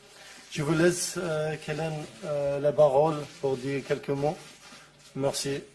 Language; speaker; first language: French; non-native, learner; Arabic